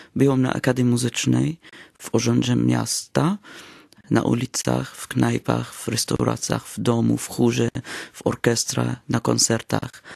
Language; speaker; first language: Polish; non-native, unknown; Arabic